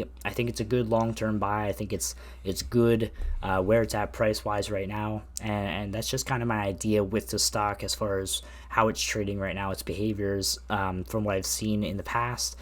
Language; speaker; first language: English; native; English